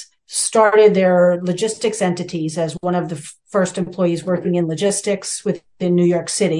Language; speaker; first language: English; native; English